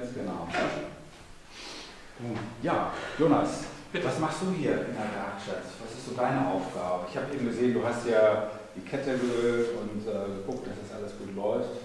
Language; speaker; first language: German; native; German